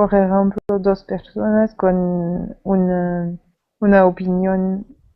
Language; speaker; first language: Spanish; non-native, learner; French